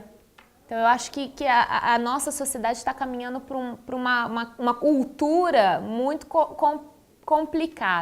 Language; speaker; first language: Portuguese; native; Portuguese